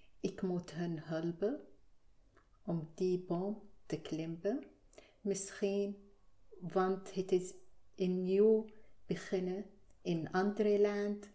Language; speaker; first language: Dutch; non-native, learner; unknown